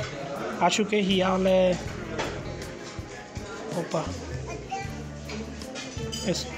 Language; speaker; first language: Portuguese; non-native, learner; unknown